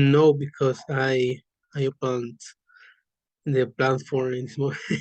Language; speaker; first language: English; non-native, learner; Spanish